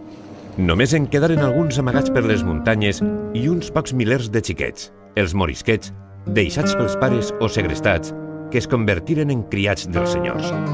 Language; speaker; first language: Catalan; native; Catalan